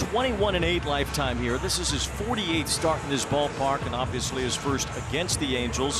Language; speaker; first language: English; native; English